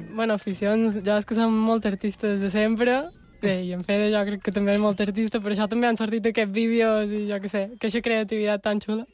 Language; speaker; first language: Catalan; native; Catalan